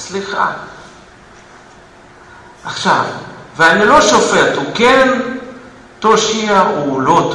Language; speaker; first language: Hebrew; non-native, fluent; Russian